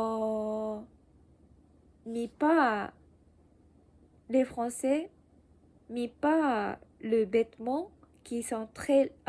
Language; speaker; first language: French; non-native, learner; Japanese